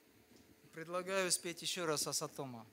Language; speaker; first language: Russian; native; Russian